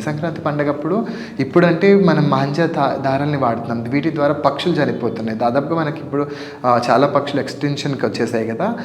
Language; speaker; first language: Telugu; non-native, local second language; Lambadi